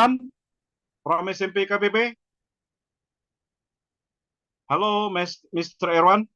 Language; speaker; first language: English; non-native, learner; Indonesian